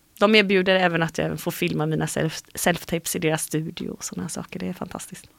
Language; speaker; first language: Swedish; native; Swedish